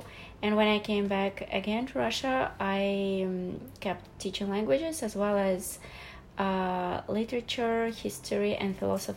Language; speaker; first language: English; non-native, fluent; Russian